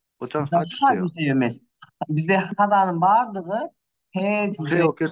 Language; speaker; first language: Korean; non-native, fluent; Kyrgyz